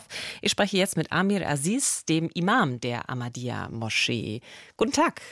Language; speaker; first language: German; native; German